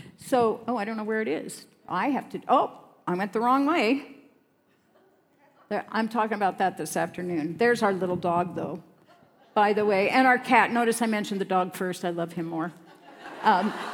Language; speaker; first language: English; native; English